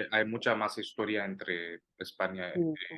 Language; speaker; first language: Spanish; non-native, fluent; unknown